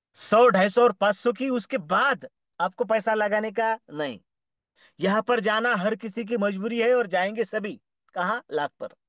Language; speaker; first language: Hindi; non-native, local second language; Marathi